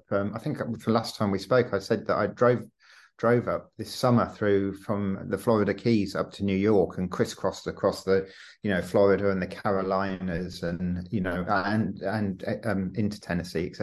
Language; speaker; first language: English; native; English